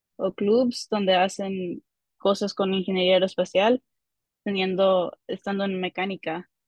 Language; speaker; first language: Spanish; early bilingual, heritage; Spanish